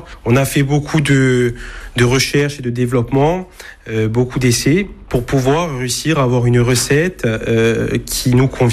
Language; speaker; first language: French; native; French